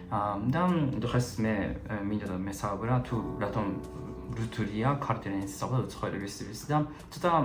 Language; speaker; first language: Georgian; non-native, fluent; Japanese